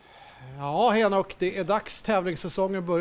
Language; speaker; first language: Swedish; native; Swedish